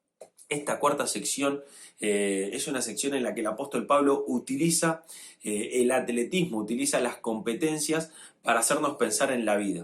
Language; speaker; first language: Spanish; native; Spanish